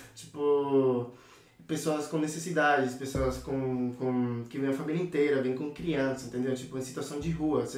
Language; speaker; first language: Portuguese; non-native, fluent; Spanish